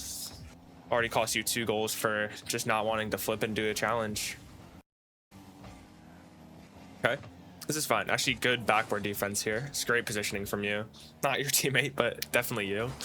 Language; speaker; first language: English; native; English